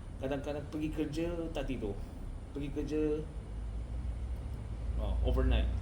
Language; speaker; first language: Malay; non-native, learner; Korean